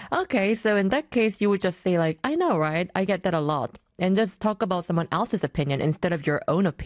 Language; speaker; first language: English; non-native, fluent; Korean